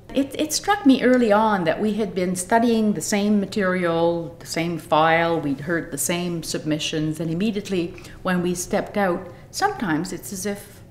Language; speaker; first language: English; native; English